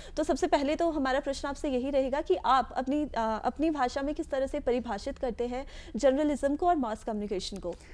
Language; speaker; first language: Hindi; native; Hindi